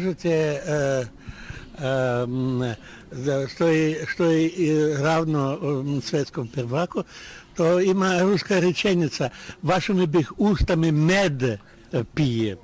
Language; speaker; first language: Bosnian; non-native, learner; Russian